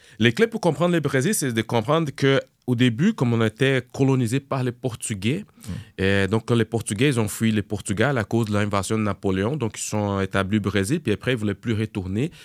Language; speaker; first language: French; non-native, fluent; Portuguese